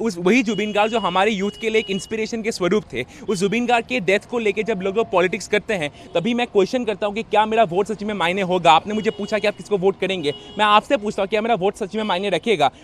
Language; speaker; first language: Hindi; non-native, local second language; Assamese